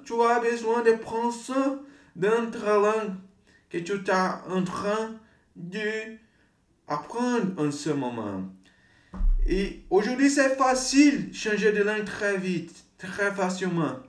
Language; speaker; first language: French; non-native, learner; Portuguese